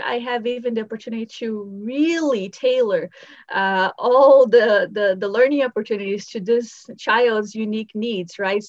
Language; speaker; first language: English; non-native, fluent; Portuguese